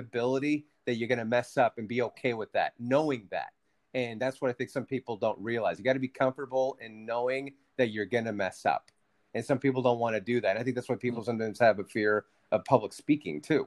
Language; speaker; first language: English; early bilingual, other home language; Spanish